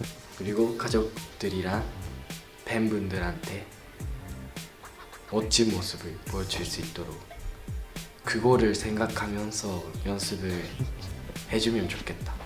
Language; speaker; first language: Korean; non-native, learner; Japanese